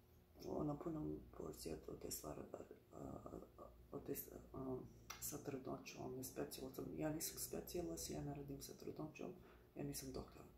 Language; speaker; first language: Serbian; early bilingual, heritage; Bosnian